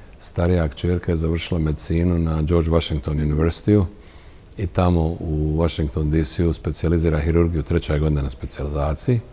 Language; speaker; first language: Bosnian; native; Bosnian